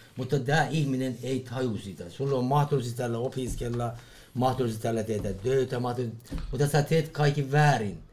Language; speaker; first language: Finnish; non-native, learner; Persian